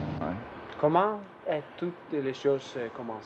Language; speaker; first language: French; non-native, learner; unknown